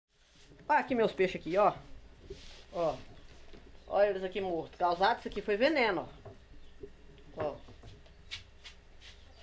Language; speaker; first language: Portuguese; native; Portuguese